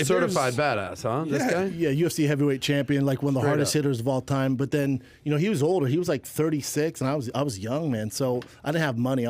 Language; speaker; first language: English; native; English